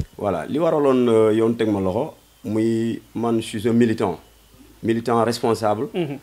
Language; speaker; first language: Wolof; non-native, local second language; Jola-Fonyi